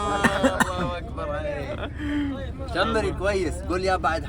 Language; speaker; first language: Arabic; native; Arabic